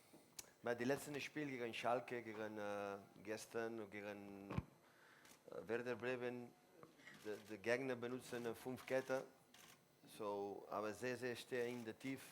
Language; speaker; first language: German; non-native, learner; Spanish